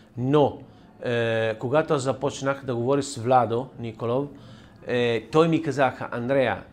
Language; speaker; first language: Bulgarian; non-native, learner; Italian